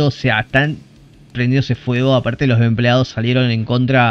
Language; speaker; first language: Spanish; native; Spanish